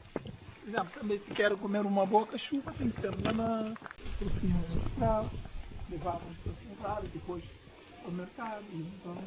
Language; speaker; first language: Portuguese; non-native, local second language; Kabuverdianu